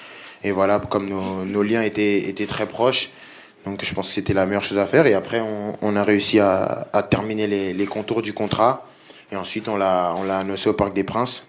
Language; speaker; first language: French; native; French